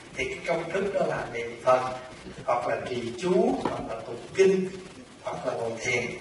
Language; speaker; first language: Vietnamese; native; Vietnamese